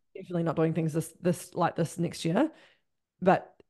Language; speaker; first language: English; native; English